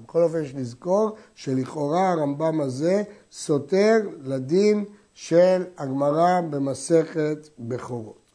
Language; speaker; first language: Hebrew; native; Hebrew